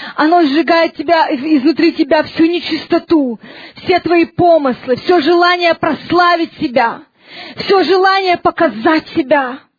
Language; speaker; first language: Russian; early bilingual, heritage; Russian